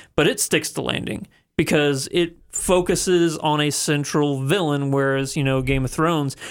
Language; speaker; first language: English; native; English